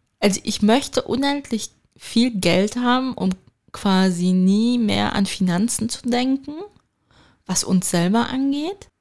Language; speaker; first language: German; early bilingual, other home language; Turkish